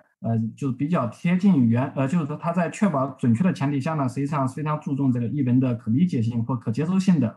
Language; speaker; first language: Chinese; native; Chinese